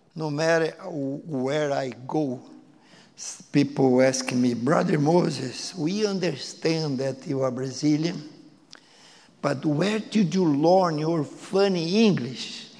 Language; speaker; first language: English; non-native, learner; Portuguese